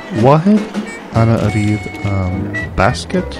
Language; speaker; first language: Arabic; non-native, learner; English